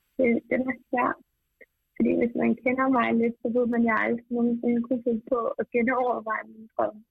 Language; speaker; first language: Danish; early bilingual, other home language; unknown